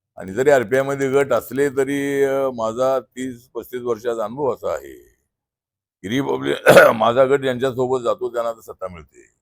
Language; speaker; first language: Marathi; native; Marathi